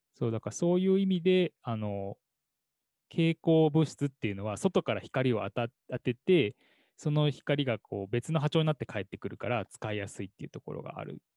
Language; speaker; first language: Japanese; native; Japanese